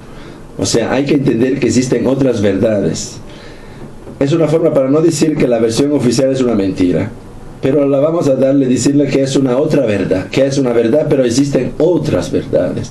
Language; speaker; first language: Spanish; non-native, fluent; Italian